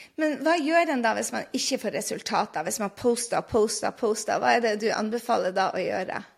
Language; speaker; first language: Norwegian; native; Norwegian